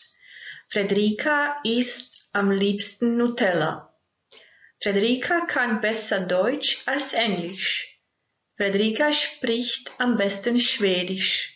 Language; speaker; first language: German; non-native, fluent; Croatian